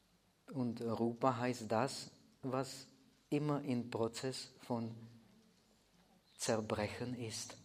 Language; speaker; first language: German; non-native, fluent; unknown